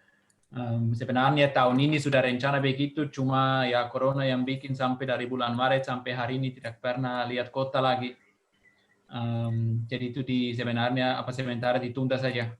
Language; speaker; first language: Indonesian; non-native, fluent; Swiss German